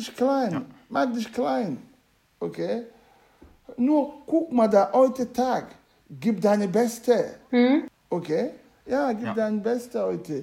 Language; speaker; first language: German; non-native, learner; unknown